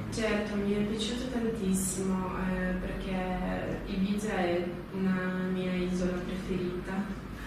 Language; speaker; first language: Italian; non-native, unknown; Russian